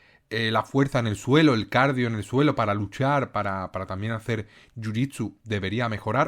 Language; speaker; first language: Spanish; native; Spanish